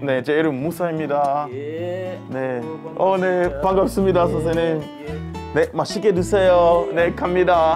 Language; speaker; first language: Korean; non-native, learner; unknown